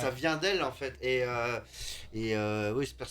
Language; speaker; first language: French; native; French